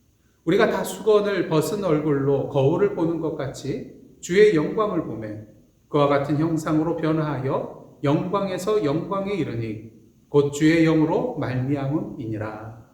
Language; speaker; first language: Korean; native; Korean